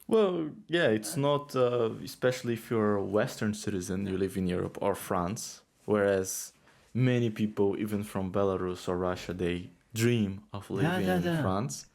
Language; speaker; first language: English; non-native, fluent; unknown